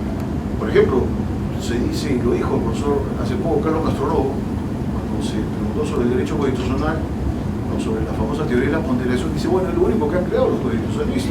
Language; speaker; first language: Spanish; native; Spanish